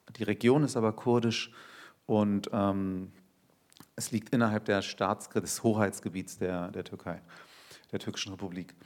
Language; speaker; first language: German; early bilingual, other home language; Turkish